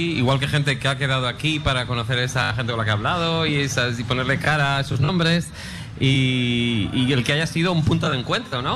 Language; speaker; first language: Spanish; native; Spanish